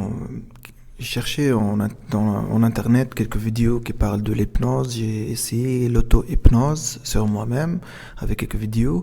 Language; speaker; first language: French; non-native, local second language; Arabic